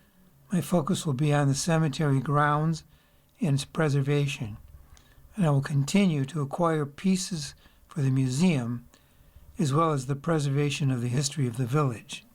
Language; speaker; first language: English; native; English